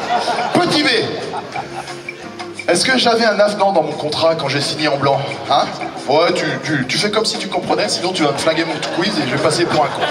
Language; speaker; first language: French; native; French